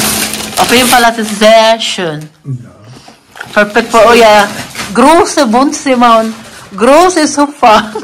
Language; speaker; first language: German; non-native, learner; Cebuano